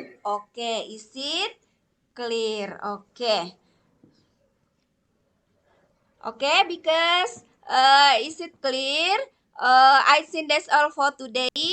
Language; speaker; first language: English; non-native, learner; Indonesian